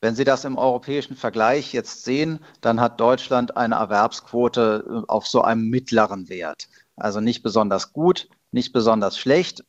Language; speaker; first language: German; native; German